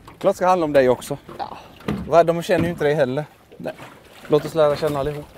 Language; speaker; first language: Swedish; early bilingual, other home language; Russian